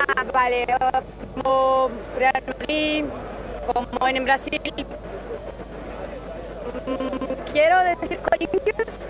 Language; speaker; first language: Spanish; non-native, learner; Portuguese